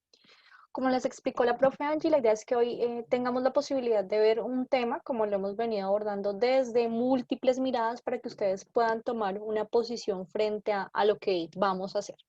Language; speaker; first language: Spanish; native; Spanish